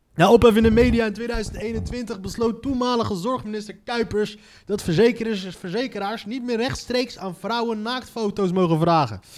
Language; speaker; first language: Dutch; native; Dutch